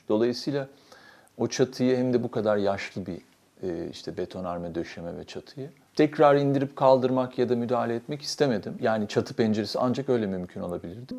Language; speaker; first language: Turkish; native; Turkish